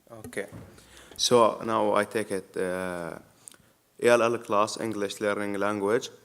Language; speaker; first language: English; non-native, learner; Arabic